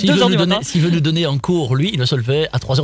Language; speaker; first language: French; native; French